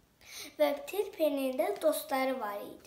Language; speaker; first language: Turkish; non-native, learner; Azerbaijani